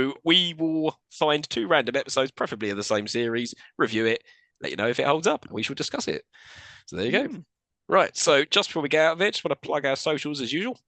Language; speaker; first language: English; native; English